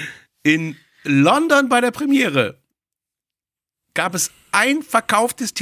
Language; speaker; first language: German; native; German